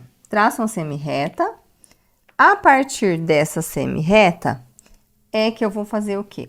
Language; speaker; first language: Portuguese; native; Portuguese